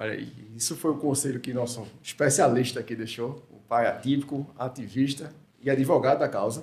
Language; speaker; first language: Portuguese; native; Portuguese